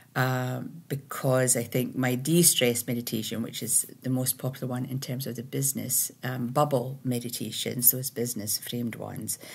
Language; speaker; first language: English; native; English